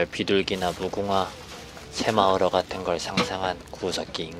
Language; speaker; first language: Korean; native; Korean